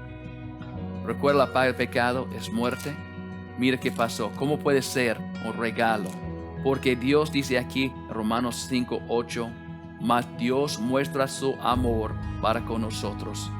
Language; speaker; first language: Spanish; non-native, learner; English